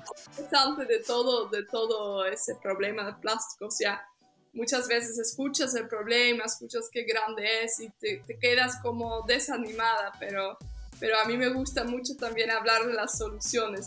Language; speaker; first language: Spanish; non-native, fluent; Dutch